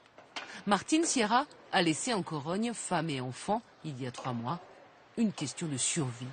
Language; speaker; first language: French; native; French